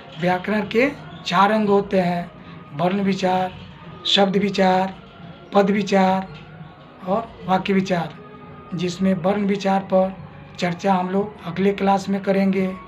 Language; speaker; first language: Hindi; native; Hindi